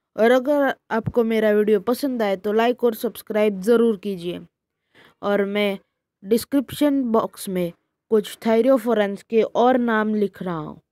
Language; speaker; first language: Hindi; native; Hindi